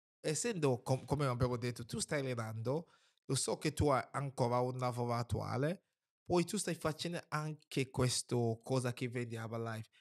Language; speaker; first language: Italian; non-native, fluent; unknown